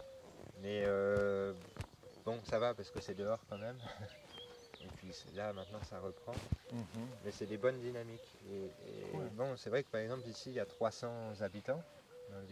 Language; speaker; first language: French; native; French